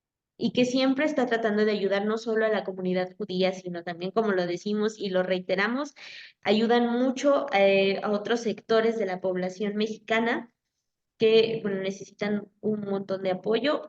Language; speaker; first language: Spanish; native; Spanish